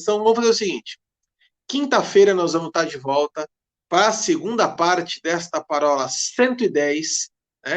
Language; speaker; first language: Portuguese; native; Portuguese